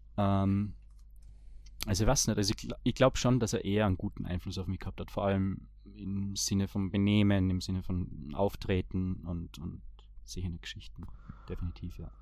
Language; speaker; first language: German; early bilingual, other home language; Bosnian